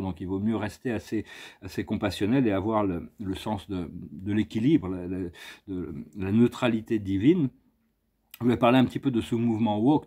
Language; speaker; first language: French; native; French